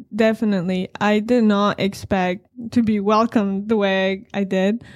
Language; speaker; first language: English; non-native, fluent; Persian